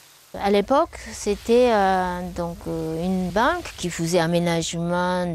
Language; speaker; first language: French; non-native, fluent; Japanese